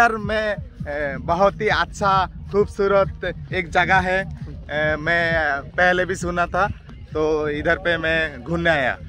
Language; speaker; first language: Hindi; non-native, learner; Bangla